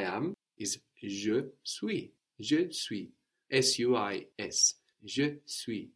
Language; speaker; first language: French; non-native, fluent; English